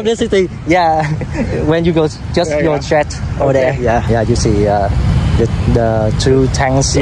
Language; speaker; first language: English; non-native, learner; Vietnamese